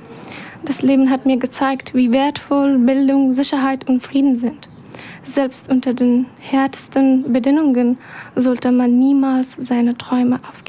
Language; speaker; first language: German; non-native, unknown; Persian